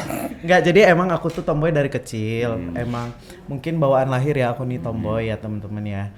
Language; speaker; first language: Indonesian; native; Indonesian